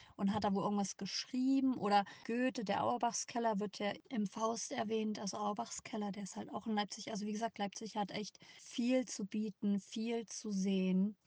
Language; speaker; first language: German; native; German